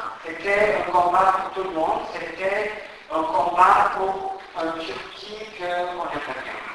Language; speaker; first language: French; non-native, fluent; Turkish